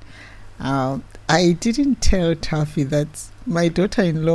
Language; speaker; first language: English; non-native, local second language; Shona